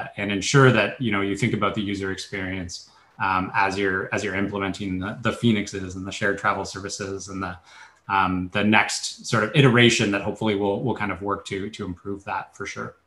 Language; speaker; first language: English; native; English